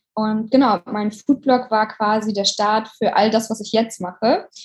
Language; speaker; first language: German; native; German